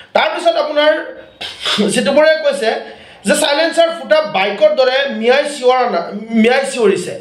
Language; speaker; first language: Assamese; non-native, local second language; Bangla